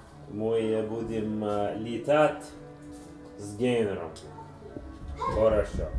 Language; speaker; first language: Russian; non-native, learner; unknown